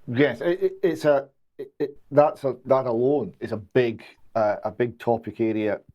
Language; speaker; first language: English; native; English